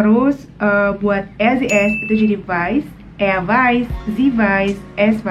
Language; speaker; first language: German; non-native, fluent; Indonesian